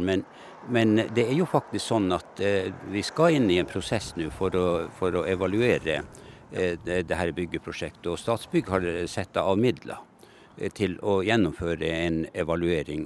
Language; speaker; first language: Norwegian; native; Norwegian